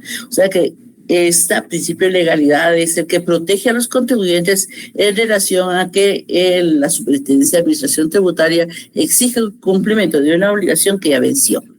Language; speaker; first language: Spanish; native; Spanish